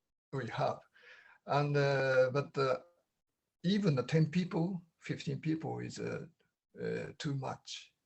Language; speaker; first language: English; non-native, learner; Japanese